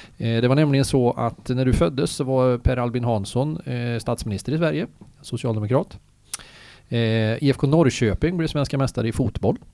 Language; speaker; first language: Swedish; native; Swedish